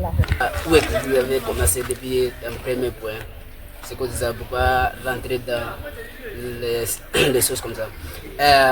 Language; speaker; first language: French; non-native, learner; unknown